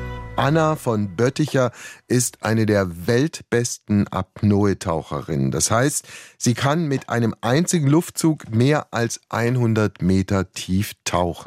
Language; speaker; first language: German; native; German